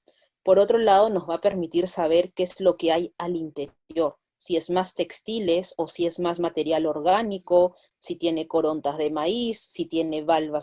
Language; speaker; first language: Spanish; native; Spanish